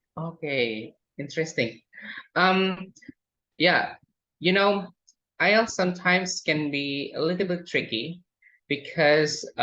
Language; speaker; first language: English; non-native, fluent; Indonesian